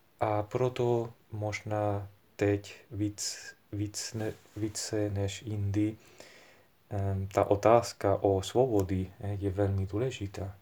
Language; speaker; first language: Czech; non-native, fluent; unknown